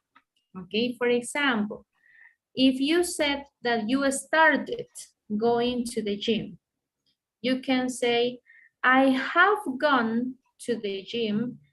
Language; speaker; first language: English; non-native, fluent; Spanish